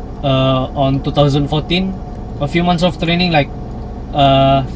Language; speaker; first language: English; non-native, local second language; Malay